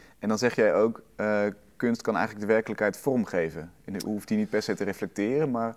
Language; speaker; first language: Dutch; native; Dutch